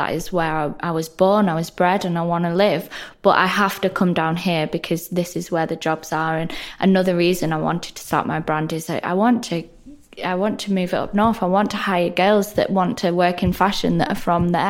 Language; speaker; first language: English; native; English